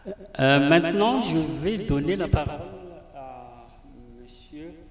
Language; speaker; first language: French; non-native, local second language; Malagasy